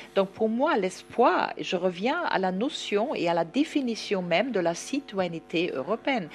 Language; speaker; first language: French; non-native, fluent; German